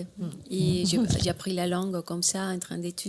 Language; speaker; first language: French; non-native, learner; Spanish